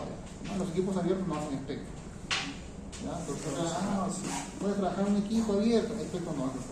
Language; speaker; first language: Spanish; native; Spanish